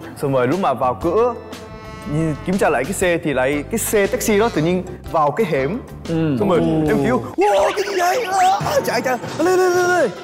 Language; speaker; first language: Vietnamese; non-native, fluent; Korean